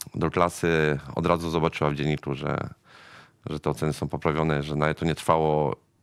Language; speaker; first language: Polish; native; Polish